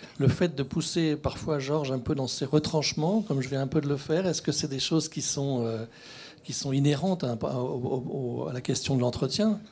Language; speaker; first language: French; native; French